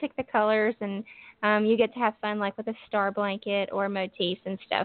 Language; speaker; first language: English; native; English